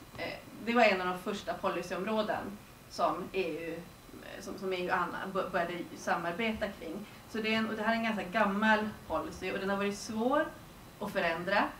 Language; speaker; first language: Swedish; native; Swedish